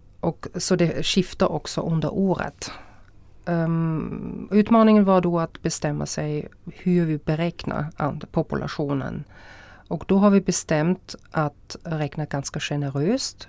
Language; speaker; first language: Swedish; non-native, fluent; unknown